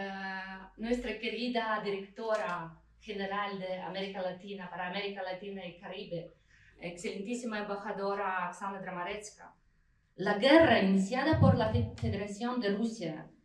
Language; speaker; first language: Spanish; non-native, fluent; Ukrainian